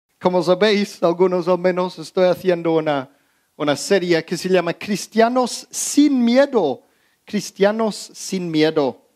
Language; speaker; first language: Spanish; early bilingual, heritage; Spanish